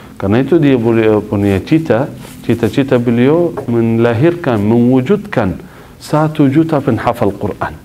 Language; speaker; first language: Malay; non-native, fluent; Arabic